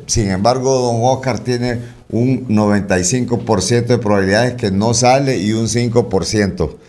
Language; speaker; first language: Spanish; native; Spanish